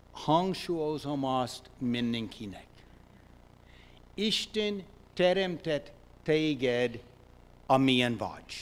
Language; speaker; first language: Hungarian; non-native, fluent; English